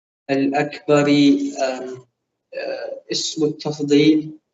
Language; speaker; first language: Arabic; non-native, learner; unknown